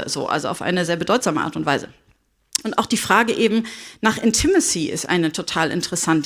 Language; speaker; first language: German; native; German